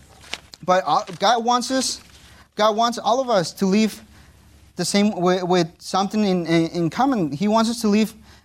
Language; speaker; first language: English; non-native, fluent; Spanish